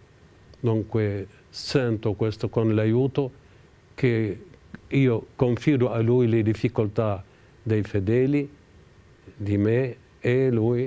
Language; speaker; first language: Italian; non-native, fluent; Arabic